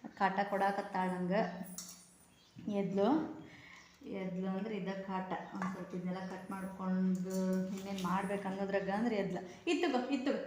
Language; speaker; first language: Kannada; native; Kannada